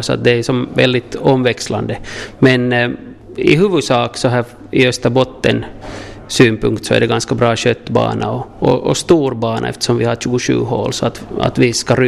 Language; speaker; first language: Swedish; native; Swedish